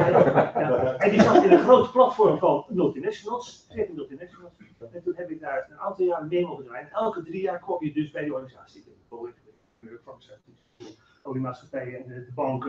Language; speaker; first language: Dutch; native; Dutch